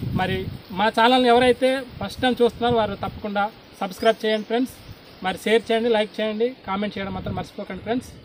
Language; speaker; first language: Telugu; non-native, local second language; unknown